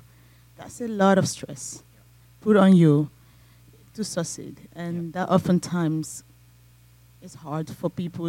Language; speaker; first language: English; non-native, local second language; Igbo